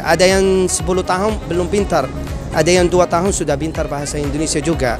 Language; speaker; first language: Indonesian; non-native, fluent; Arabic